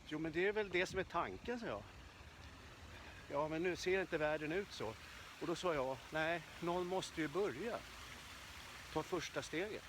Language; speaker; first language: Swedish; native; Swedish